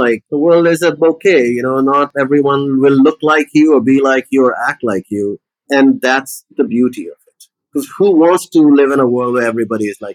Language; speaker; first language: English; non-native, local second language; Urdu